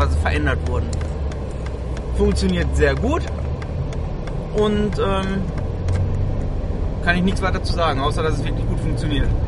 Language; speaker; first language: German; native; German